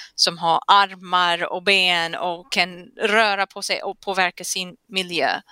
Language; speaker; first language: Swedish; non-native, fluent; English